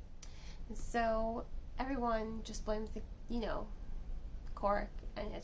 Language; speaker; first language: English; native; English